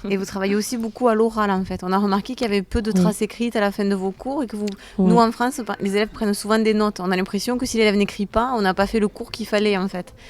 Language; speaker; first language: French; native; French